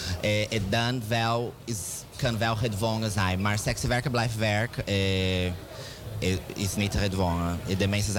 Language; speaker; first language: Dutch; non-native, learner; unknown